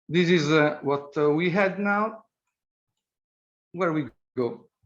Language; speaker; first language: English; non-native, fluent; Italian